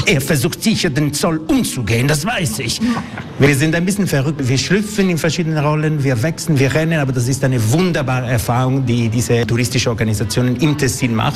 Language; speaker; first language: German; non-native, local second language; Italian